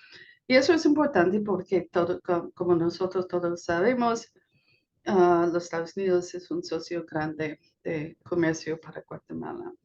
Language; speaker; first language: Spanish; non-native, fluent; English